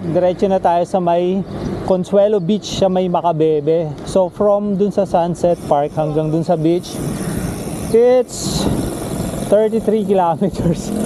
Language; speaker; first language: Filipino; non-native, local second language; Pampanga